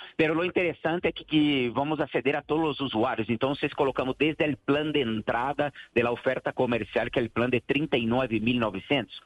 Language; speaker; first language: Spanish; non-native, learner; Portuguese